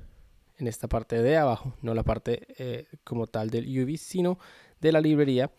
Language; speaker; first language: Spanish; native; Spanish